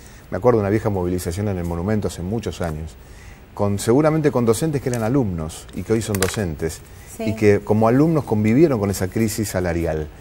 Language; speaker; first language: Spanish; native; Spanish